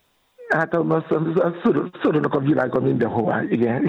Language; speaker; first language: Hungarian; non-native, learner; Yoruba